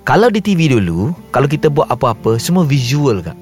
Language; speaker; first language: Malay; native; Malay